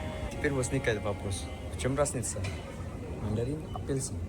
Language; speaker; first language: Russian; non-native, learner; Indonesian